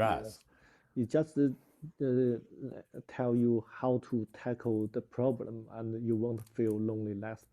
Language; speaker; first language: English; non-native, learner; Chinese